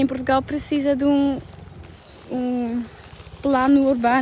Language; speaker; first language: Portuguese; non-native, learner; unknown